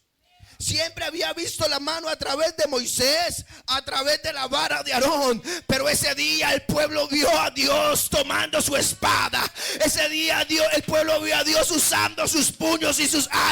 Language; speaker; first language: Spanish; native; Spanish